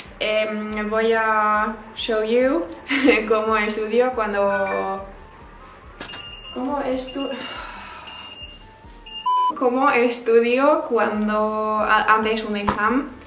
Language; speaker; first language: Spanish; non-native, learner; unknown